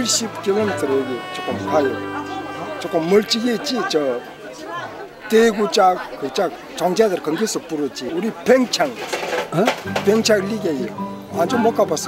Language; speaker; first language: Korean; early bilingual, heritage; Russian